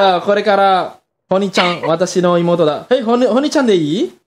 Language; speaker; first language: Japanese; non-native, learner; Indonesian